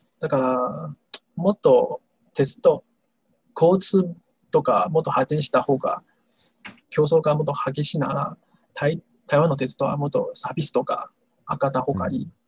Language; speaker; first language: Japanese; non-native, learner; Chinese